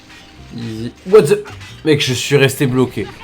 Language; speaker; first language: French; native; French